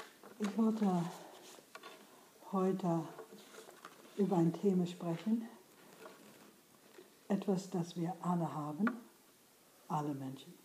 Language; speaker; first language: German; non-native, fluent; English